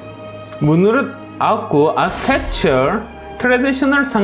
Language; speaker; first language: Indonesian; non-native, learner; Korean